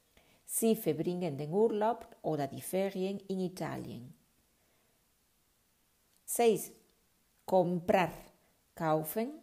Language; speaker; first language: German; non-native, fluent; Spanish